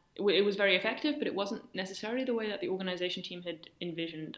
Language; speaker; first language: English; native; English